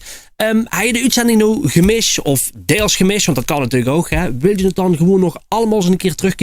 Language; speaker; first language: Dutch; native; Dutch